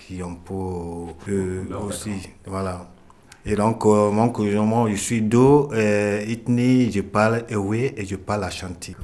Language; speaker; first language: French; non-native, fluent; Ewe